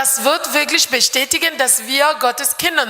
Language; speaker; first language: German; non-native, fluent; French